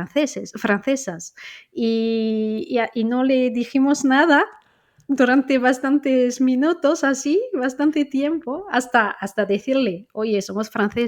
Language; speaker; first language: Spanish; non-native, fluent; French